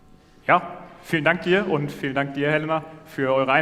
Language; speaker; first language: German; native; German